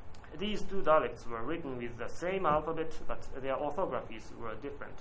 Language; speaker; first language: English; non-native, learner; Japanese